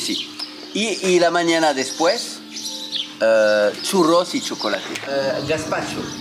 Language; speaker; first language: Spanish; non-native, learner; French